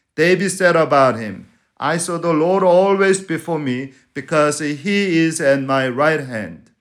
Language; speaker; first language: English; non-native, fluent; Spanish